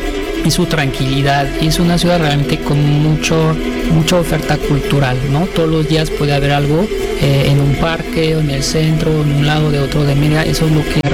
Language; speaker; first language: Spanish; non-native, fluent; French